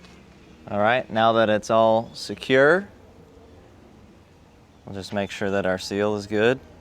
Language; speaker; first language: English; native; English